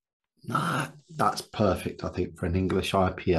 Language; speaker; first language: English; native; English